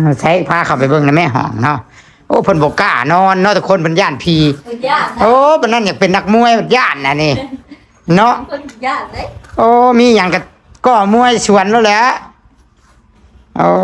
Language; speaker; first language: Thai; non-native, local second language; Lao